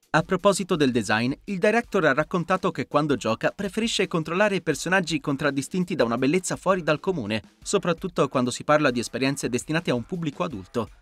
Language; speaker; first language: Italian; native; Italian